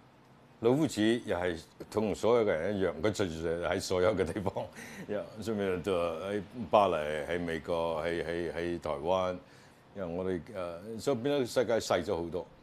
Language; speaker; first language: Chinese; native; Chinese